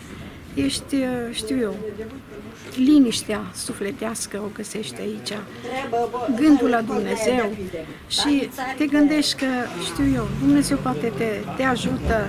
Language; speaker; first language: Romanian; non-native, local second language; Ukrainian